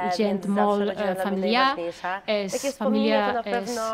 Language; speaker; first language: Catalan; non-native, learner; Polish